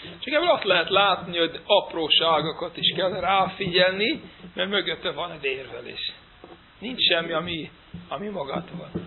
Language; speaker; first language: Hungarian; non-native, fluent; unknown